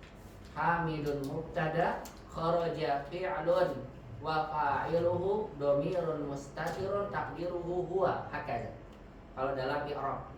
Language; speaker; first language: Arabic; non-native, fluent; Indonesian